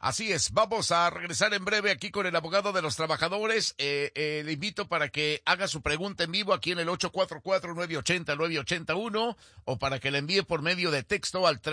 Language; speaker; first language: Spanish; native; Spanish